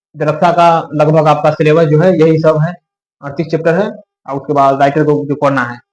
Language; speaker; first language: Hindi; native; Hindi